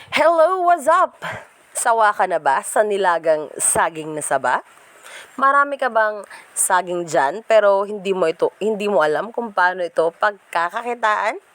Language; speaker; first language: Filipino; non-native, local second language; Cebuano